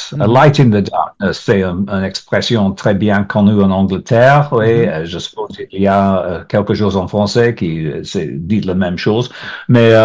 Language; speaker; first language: French; non-native, learner; English